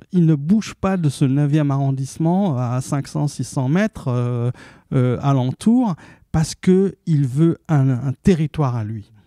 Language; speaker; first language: French; early bilingual, other home language; Arabic